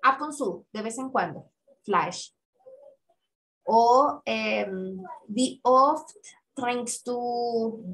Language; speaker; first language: German; non-native, fluent; Spanish